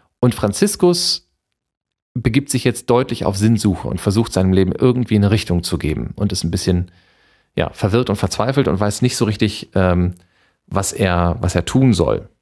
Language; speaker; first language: German; native; German